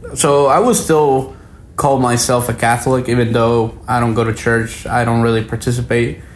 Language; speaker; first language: English; early bilingual, other home language; Spanish